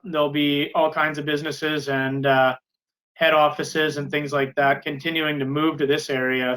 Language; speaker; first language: English; native; English